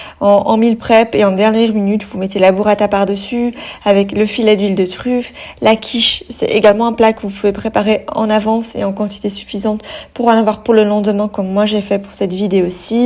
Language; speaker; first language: French; native; French